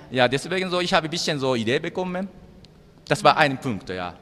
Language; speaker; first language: German; non-native, learner; Japanese